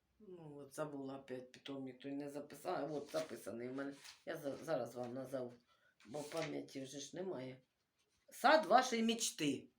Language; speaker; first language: Ukrainian; non-native, local second language; Russian